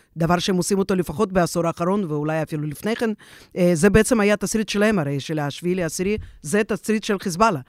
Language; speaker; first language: Hebrew; non-native, fluent; Russian